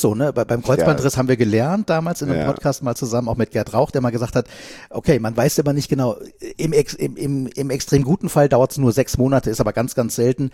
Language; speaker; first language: German; native; German